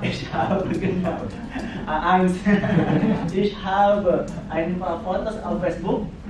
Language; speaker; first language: German; non-native, fluent; Indonesian